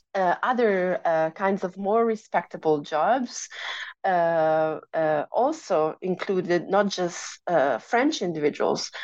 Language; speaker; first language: English; non-native, fluent; Italian